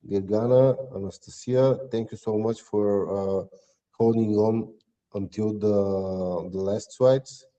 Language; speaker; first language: English; non-native, fluent; Bulgarian